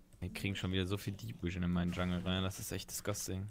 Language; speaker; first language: German; native; German